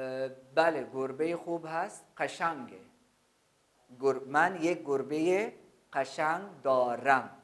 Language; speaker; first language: Persian; non-native, fluent; Urdu